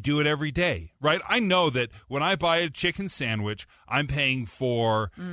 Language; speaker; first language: English; native; English